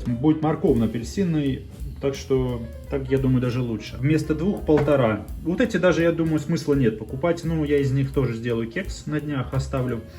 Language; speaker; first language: Russian; native; Russian